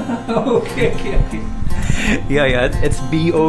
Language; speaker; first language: English; non-native, fluent; Hindi